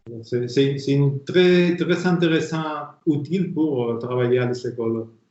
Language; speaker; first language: French; non-native, fluent; Spanish